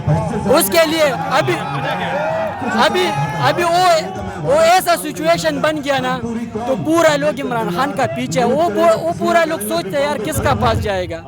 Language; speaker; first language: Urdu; non-native, local second language; Pashto